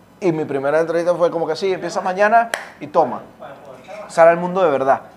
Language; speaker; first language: Spanish; native; Spanish